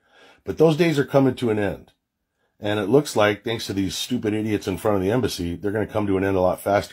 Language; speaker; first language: English; native; English